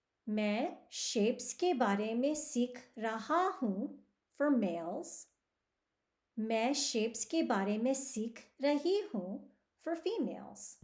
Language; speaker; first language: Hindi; early bilingual, heritage; Hindi